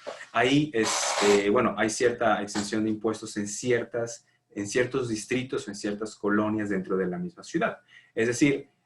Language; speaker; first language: Spanish; native; Spanish